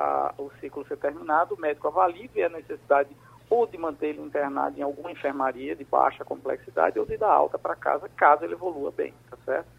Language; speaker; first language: Portuguese; native; Portuguese